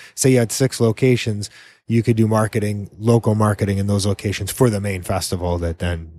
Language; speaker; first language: English; native; English